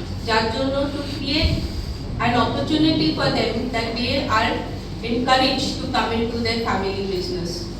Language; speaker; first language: English; non-native, local second language; Bangla